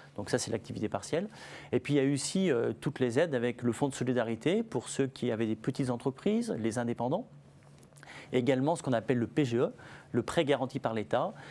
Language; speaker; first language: French; native; French